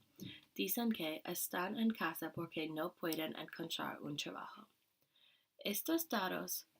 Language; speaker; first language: Spanish; non-native, learner; English